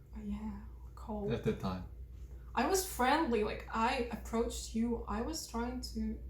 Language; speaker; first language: English; non-native, fluent; Russian